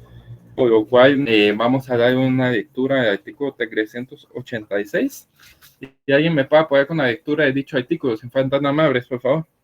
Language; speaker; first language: Spanish; native; Spanish